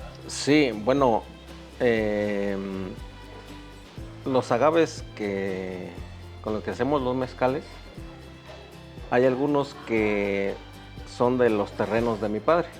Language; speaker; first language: Spanish; native; Spanish